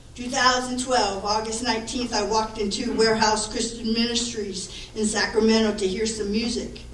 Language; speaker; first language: English; native; English